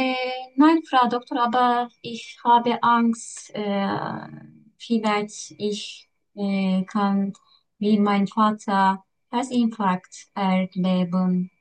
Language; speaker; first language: German; non-native, learner; Turkish